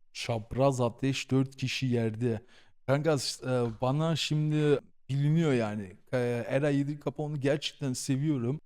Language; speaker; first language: Turkish; early bilingual, heritage; Turkish